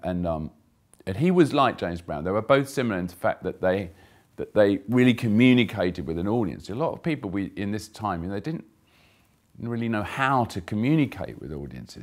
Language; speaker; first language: English; native; English